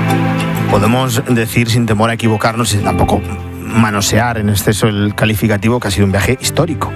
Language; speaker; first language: Spanish; native; Spanish